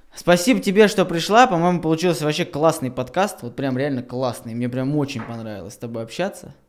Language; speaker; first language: Russian; native; Russian